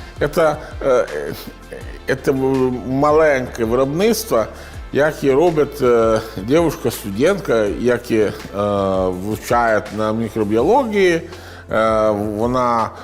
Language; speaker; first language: Ukrainian; non-native, learner; Italian